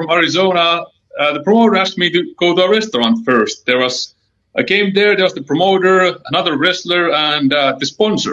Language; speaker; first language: English; non-native, fluent; Finnish